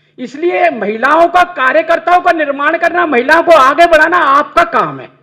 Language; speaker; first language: Hindi; native; Hindi